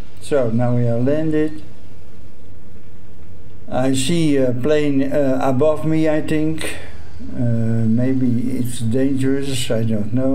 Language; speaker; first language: English; non-native, fluent; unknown